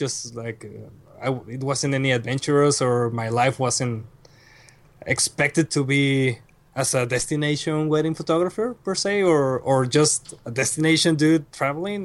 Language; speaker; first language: English; non-native, fluent; Spanish